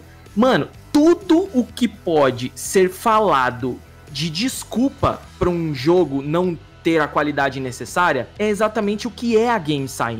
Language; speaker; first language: Portuguese; native; Portuguese